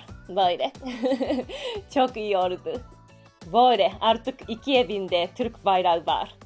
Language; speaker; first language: Turkish; non-native, learner; Japanese